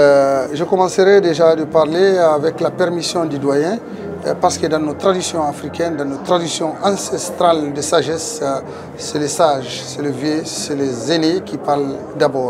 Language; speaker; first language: French; non-native, local second language; Tamasheq